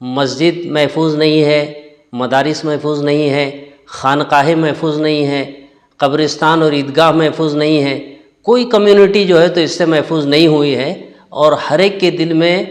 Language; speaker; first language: Urdu; native; Urdu